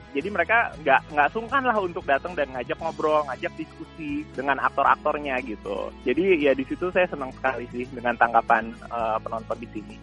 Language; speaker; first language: Indonesian; native; Indonesian